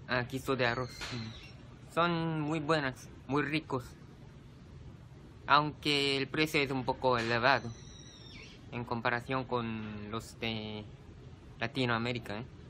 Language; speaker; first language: Spanish; non-native, fluent; Korean